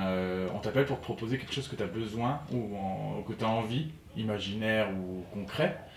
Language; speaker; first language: French; native; French